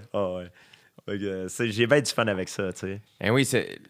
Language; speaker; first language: French; native; French